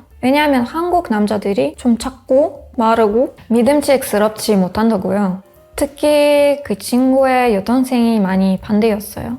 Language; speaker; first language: Korean; non-native, learner; Hebrew